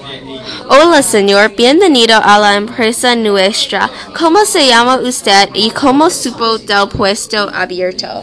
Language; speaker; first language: Spanish; non-native, learner; English